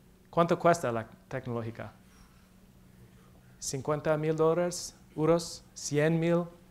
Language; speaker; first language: Spanish; non-native, learner; English